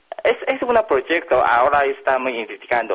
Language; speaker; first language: Spanish; non-native, learner; Chinese